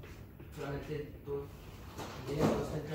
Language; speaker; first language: Spanish; non-native, learner; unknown